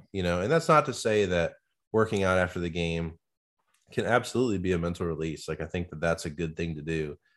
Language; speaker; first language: English; native; English